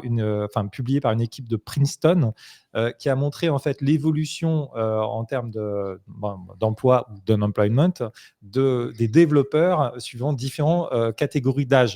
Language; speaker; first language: French; native; French